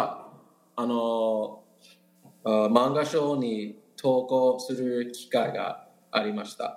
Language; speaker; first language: Japanese; non-native, learner; English